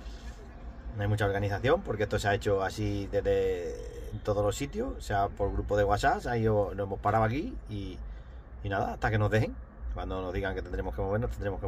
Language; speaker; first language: Spanish; native; Spanish